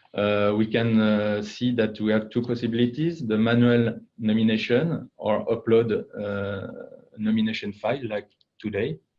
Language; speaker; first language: English; non-native, fluent; French